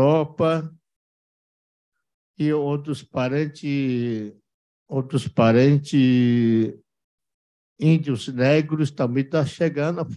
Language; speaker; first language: Portuguese; non-native, local second language; Yanomámi